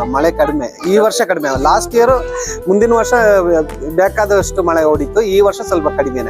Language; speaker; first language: Kannada; non-native, local second language; Malayalam